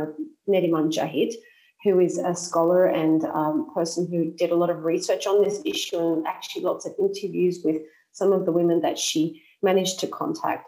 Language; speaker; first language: English; native; English